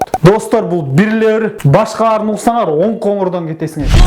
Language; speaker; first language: Kyrgyz; native; Kyrgyz